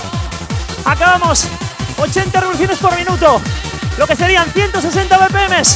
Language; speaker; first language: Spanish; native; Spanish